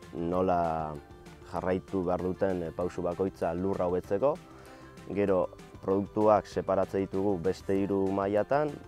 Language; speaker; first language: Basque; native; Basque